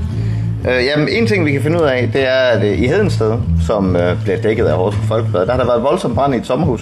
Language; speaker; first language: Danish; native; Danish